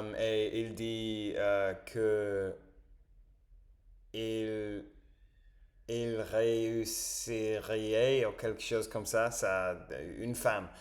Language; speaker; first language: French; non-native, learner; English